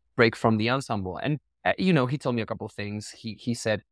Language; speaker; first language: English; non-native, fluent; Spanish